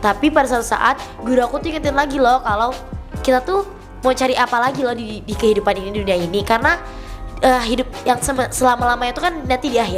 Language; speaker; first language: Indonesian; native; Indonesian